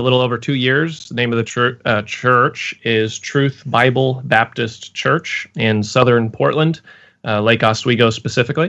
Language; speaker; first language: English; native; English